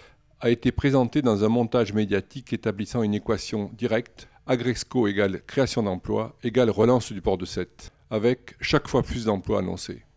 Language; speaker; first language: French; native; French